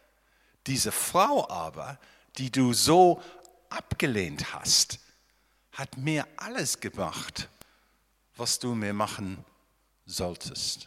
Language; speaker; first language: German; non-native, fluent; English